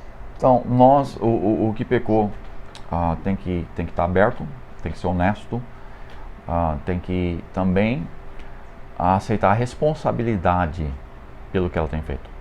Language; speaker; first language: Portuguese; non-native, fluent; English